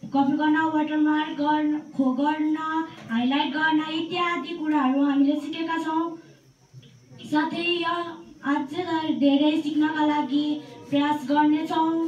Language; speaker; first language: Nepali; native; Nepali